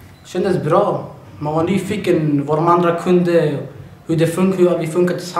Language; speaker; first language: Swedish; non-native, learner; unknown